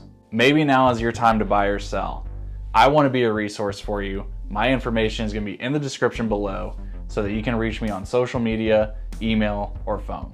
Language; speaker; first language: English; native; English